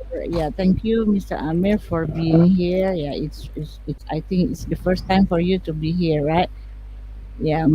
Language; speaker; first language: English; non-native, fluent; Indonesian